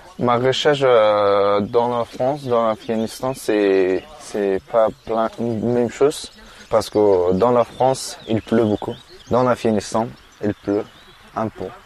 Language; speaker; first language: French; non-native, learner; Persian